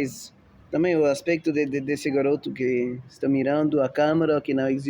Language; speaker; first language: Portuguese; non-native, fluent; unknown